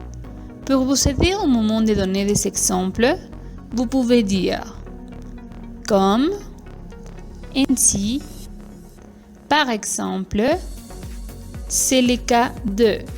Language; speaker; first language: French; non-native, fluent; Spanish